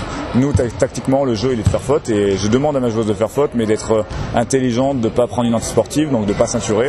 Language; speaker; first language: French; native; French